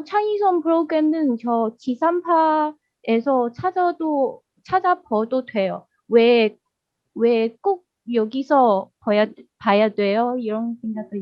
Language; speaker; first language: Korean; non-native, learner; Chinese